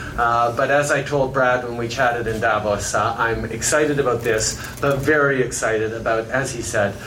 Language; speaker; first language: English; native; English